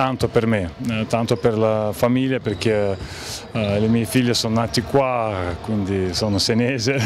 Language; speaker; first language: Italian; non-native, fluent; Lithuanian